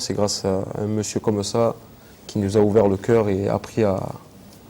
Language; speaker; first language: French; native; French